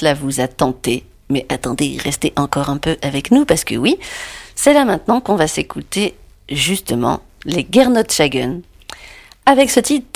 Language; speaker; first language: French; native; French